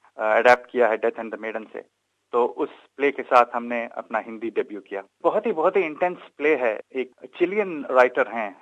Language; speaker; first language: Hindi; non-native, local second language; Kannada